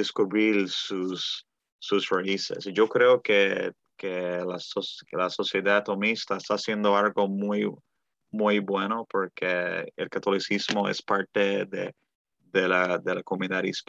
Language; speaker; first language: Spanish; early bilingual, heritage; Spanish